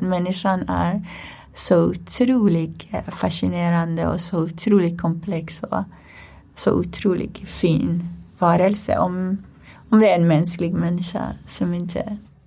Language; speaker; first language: Swedish; non-native, fluent; Persian